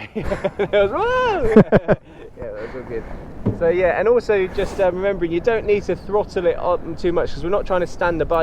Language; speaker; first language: English; native; English